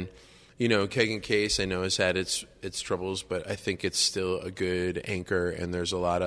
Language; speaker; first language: English; native; English